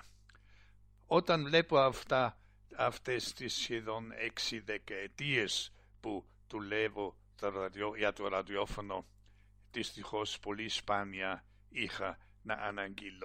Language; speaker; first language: Greek; non-native, fluent; German